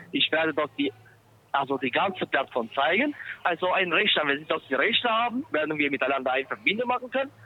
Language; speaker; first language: German; non-native, fluent; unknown